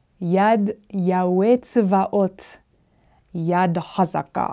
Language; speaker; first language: Hebrew; non-native, fluent; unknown